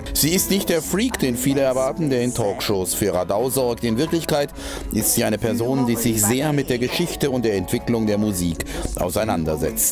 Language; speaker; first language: German; native; German